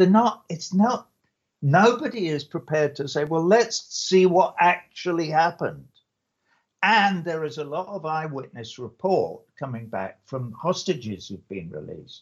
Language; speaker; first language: English; native; English